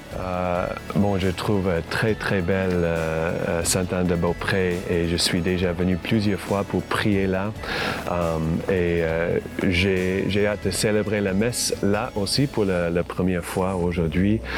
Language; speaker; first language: French; non-native, fluent; English